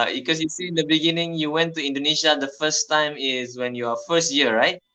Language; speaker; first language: English; non-native, fluent; Malay